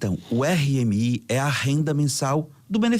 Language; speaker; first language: Portuguese; native; Portuguese